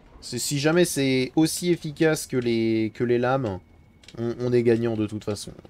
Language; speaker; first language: French; native; French